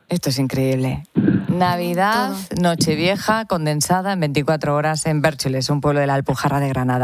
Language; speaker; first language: Spanish; native; Spanish